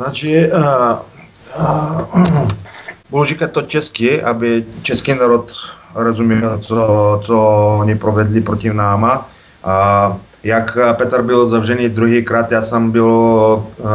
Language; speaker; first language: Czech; non-native, learner; Bulgarian